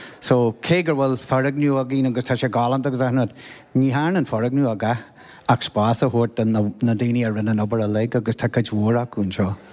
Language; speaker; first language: Irish; non-native, local second language; English